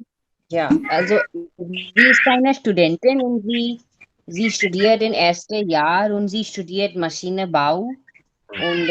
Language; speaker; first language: German; non-native, learner; Hindi